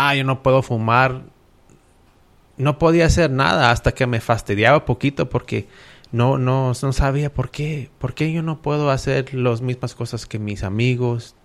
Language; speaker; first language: Spanish; non-native, fluent; English